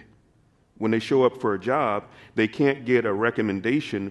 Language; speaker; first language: English; native; English